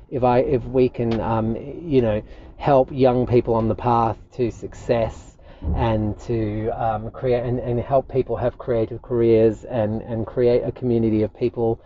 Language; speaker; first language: English; native; English